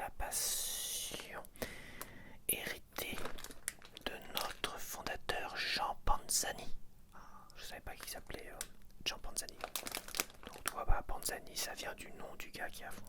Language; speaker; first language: French; native; French